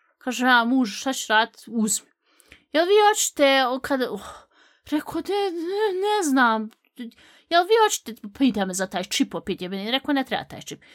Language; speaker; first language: Bosnian; native; Bosnian